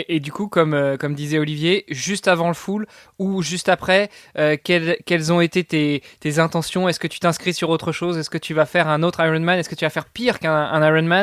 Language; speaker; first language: French; native; French